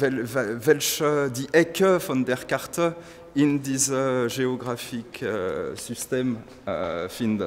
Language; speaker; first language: German; non-native, learner; French